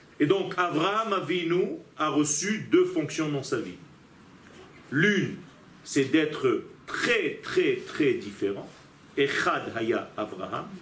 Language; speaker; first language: French; non-native, fluent; Hebrew